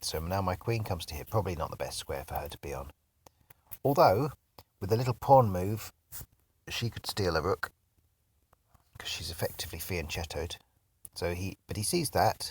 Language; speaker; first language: English; native; English